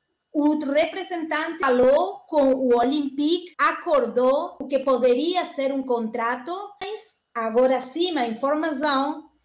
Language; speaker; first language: Portuguese; non-native, learner; Spanish